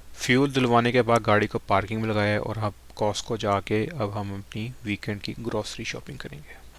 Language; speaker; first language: Urdu; non-native, local second language; Punjabi